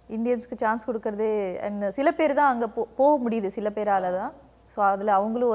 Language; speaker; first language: Tamil; native; Tamil